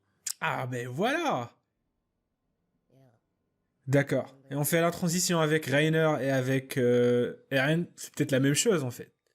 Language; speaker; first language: French; native; French